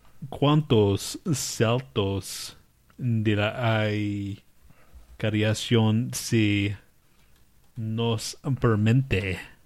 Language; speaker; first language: Spanish; non-native, learner; English